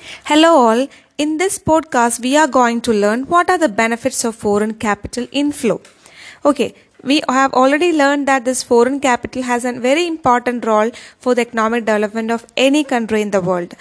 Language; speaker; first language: English; non-native, local second language; Malayalam